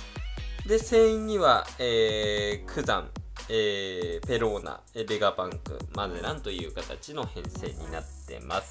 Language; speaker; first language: Japanese; native; Japanese